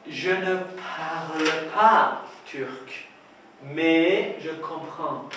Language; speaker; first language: French; non-native, fluent; Persian